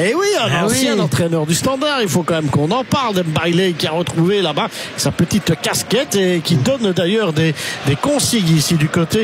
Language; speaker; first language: French; native; French